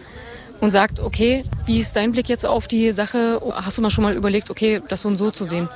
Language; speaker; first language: German; native; German